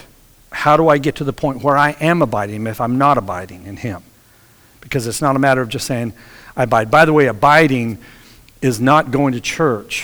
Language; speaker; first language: English; native; English